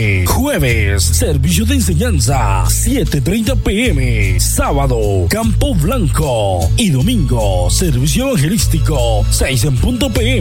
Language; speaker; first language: Spanish; native; Spanish